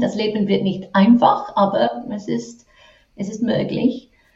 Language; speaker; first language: German; non-native, fluent; English